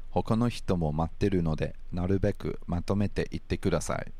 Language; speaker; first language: Japanese; non-native, fluent; English